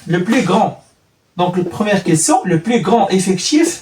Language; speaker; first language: French; non-native, local second language; Arabic